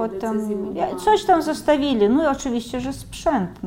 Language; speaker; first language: Polish; early bilingual, heritage; Polish